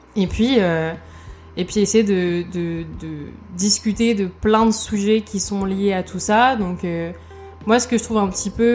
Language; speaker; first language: French; native; French